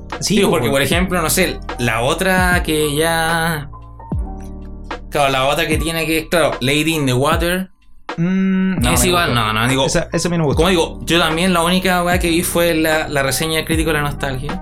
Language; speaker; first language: Spanish; native; Spanish